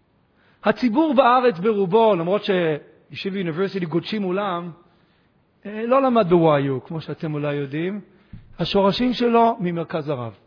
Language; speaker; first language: Hebrew; native; Hebrew